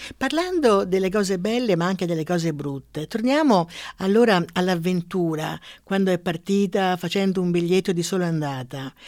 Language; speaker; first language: Italian; native; Italian